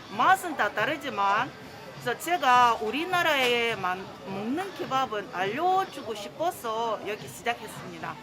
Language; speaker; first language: Korean; non-native, learner; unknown